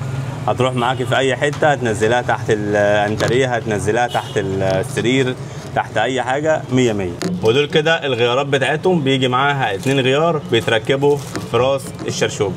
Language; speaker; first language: Arabic; native; Arabic